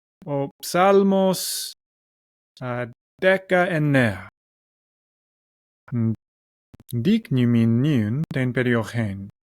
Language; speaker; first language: Greek; non-native, learner; English